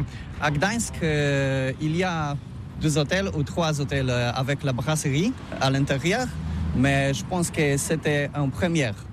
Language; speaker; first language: French; non-native, learner; Polish